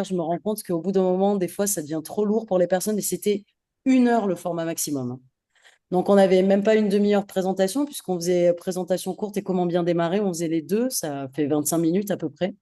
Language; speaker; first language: French; native; French